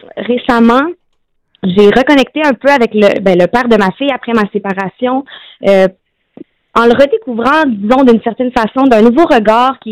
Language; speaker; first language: French; native; French